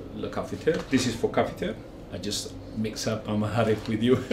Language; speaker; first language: English; non-native, local second language; Amharic